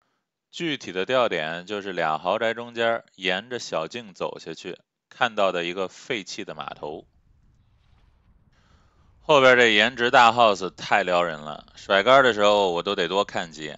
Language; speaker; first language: Chinese; native; Chinese